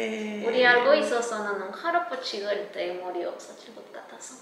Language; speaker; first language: Korean; non-native, learner; Spanish